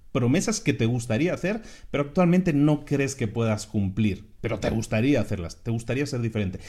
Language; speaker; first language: Spanish; native; Spanish